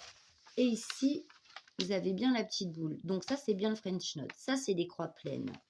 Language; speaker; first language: French; native; French